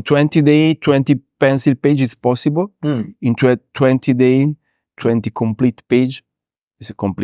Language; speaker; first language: English; non-native, learner; Italian